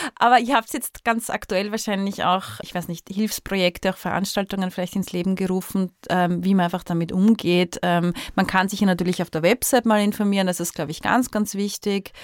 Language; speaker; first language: German; native; German